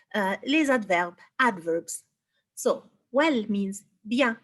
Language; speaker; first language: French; non-native, fluent; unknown